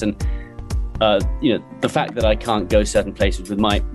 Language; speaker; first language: English; native; English